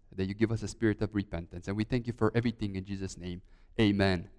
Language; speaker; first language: English; early bilingual, other home language; Romanian